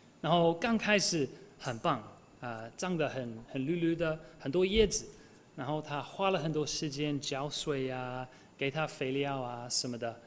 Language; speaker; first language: Chinese; non-native, fluent; English